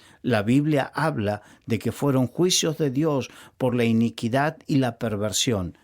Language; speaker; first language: Spanish; native; Spanish